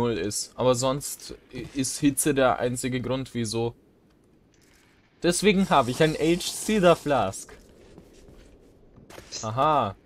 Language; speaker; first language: German; native; German